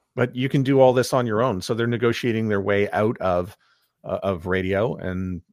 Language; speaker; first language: English; native; English